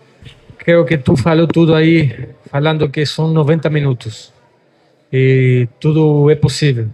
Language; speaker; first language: Portuguese; non-native, fluent; Spanish